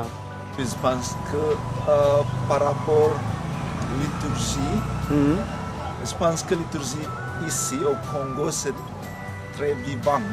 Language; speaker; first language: French; non-native, fluent; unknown